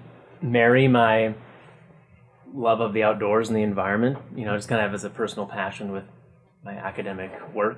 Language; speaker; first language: English; native; English